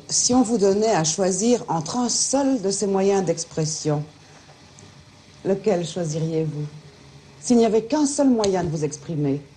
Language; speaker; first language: French; native; French